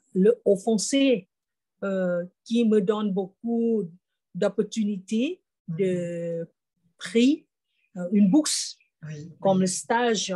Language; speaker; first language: French; non-native, fluent; Thai